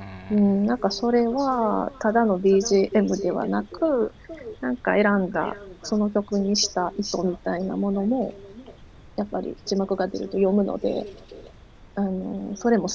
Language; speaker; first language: Japanese; native; Japanese